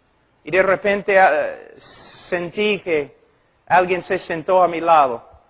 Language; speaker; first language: Spanish; non-native, fluent; English